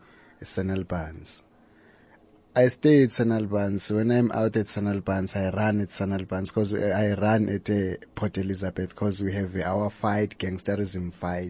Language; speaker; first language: English; non-native, local second language; Xhosa